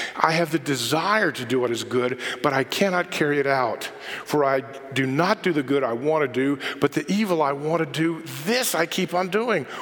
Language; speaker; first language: English; native; English